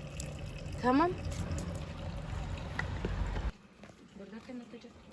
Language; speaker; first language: Turkish; non-native, learner; Russian